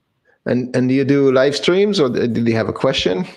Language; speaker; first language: English; native; English